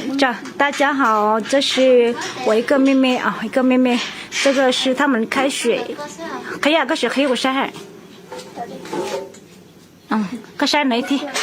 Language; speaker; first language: Chinese; non-native, fluent; Hmong